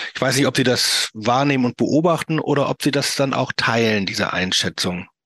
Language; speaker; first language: German; native; German